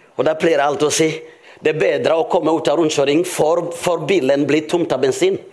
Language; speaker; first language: Norwegian; non-native, fluent; Rundi